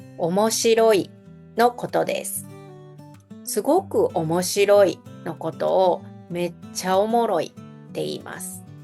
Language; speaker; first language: Japanese; native; Japanese